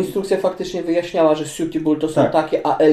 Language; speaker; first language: Polish; native; Polish